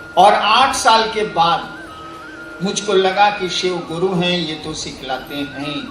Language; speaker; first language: Hindi; native; Hindi